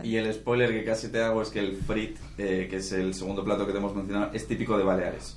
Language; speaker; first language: Spanish; native; Spanish